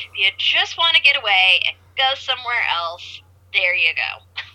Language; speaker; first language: English; native; English